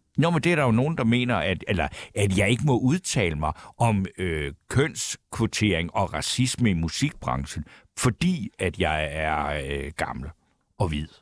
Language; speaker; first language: Danish; native; Danish